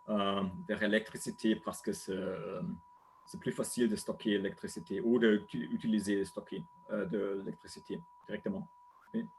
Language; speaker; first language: French; non-native, learner; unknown